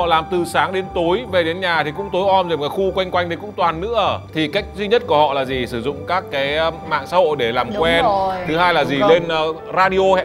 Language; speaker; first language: Vietnamese; native; Vietnamese